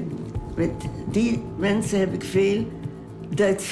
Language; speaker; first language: Dutch; early bilingual, other home language; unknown